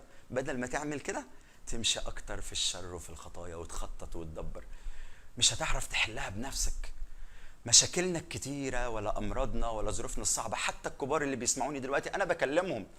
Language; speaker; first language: Arabic; native; Arabic